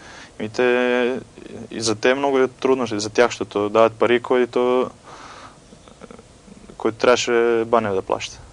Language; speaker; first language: Bulgarian; non-native, fluent; Croatian